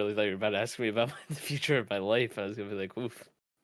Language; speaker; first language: English; native; English